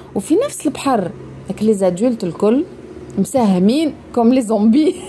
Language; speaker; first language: French; non-native, local second language; Arabic